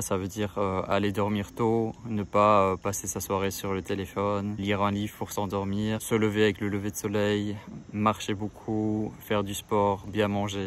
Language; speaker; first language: French; native; French